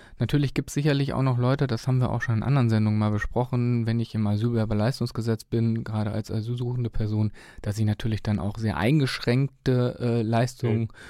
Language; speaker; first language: German; native; German